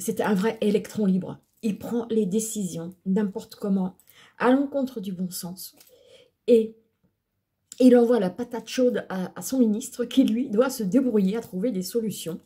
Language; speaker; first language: French; native; French